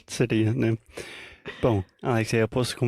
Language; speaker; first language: Portuguese; non-native, fluent; English